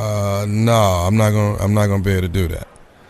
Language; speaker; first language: English; native; English